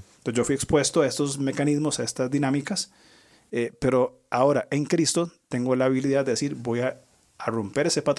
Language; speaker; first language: Spanish; native; Spanish